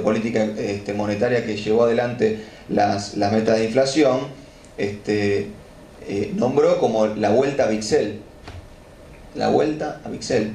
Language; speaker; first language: Spanish; native; Spanish